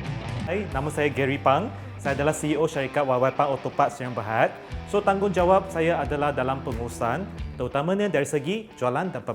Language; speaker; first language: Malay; non-native, local second language; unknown